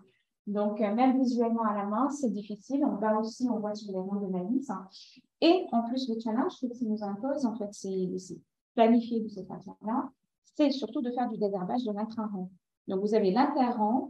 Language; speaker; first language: French; native; French